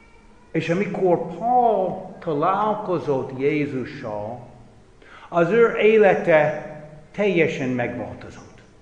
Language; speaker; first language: Hungarian; non-native, fluent; English